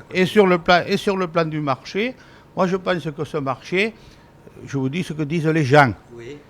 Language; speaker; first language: French; native; French